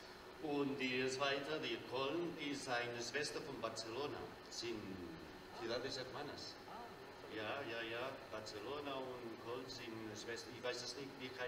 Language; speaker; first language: German; non-native, fluent; Spanish